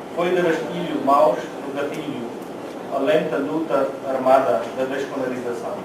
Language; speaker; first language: Portuguese; non-native, fluent; Hindi